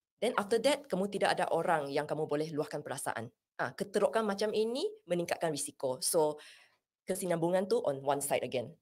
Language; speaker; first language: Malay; non-native, local second language; Chinese